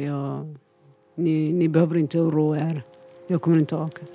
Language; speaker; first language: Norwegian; non-native, learner; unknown